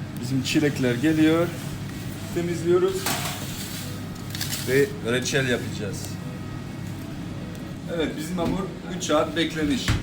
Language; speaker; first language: Turkish; non-native, learner; French